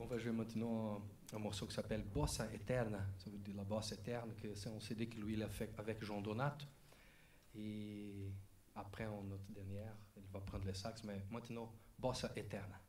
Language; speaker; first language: French; non-native, learner; Portuguese